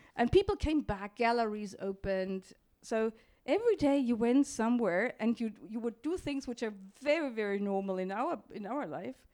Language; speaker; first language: English; non-native, fluent; German